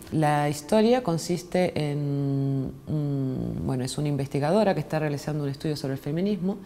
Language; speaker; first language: Spanish; native; Spanish